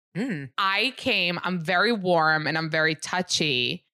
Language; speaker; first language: English; early bilingual, other home language; Hebrew